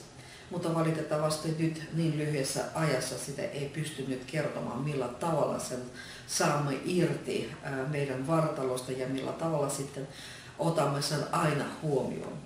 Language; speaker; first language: Finnish; non-native, fluent; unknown